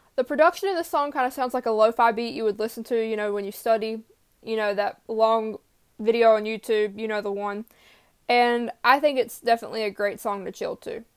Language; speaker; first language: English; native; English